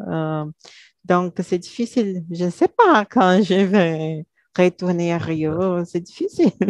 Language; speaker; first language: French; non-native, learner; Portuguese